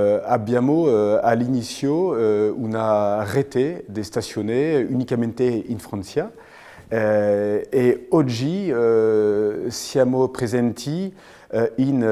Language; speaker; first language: Italian; non-native, fluent; French